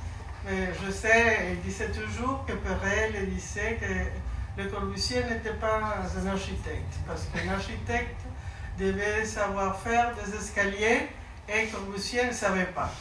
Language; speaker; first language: French; non-native, learner; Spanish